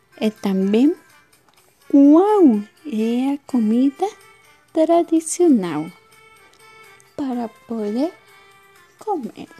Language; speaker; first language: Portuguese; non-native, learner; Spanish